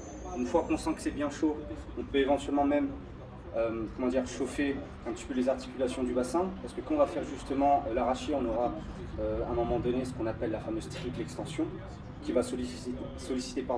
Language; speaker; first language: French; native; French